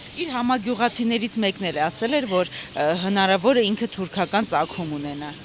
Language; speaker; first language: Armenian; native; Armenian